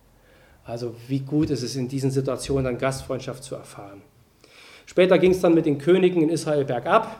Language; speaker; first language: German; native; German